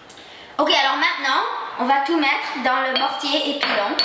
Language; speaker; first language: French; non-native, learner; English